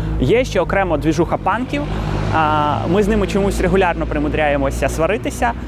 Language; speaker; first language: Ukrainian; non-native, local second language; Russian